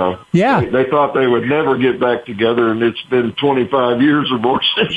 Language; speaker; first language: English; native; English